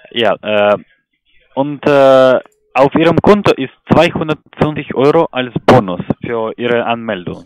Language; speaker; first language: German; non-native, learner; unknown